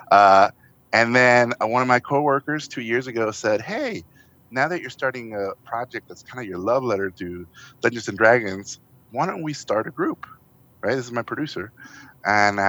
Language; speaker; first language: English; non-native, fluent; Spanish